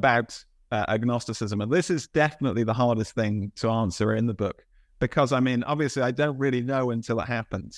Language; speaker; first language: English; native; English